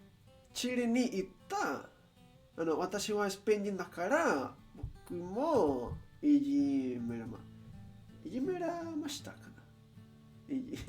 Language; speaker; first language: Japanese; non-native, learner; Spanish